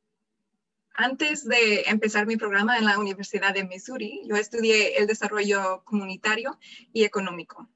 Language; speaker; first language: Spanish; non-native, fluent; English